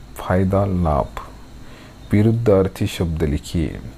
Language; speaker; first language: Hindi; non-native, local second language; Marathi